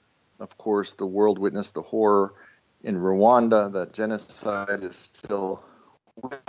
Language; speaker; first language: English; non-native, fluent; Estonian